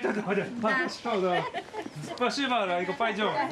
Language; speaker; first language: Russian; non-native, learner; Korean